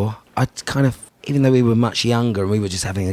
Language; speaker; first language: English; native; English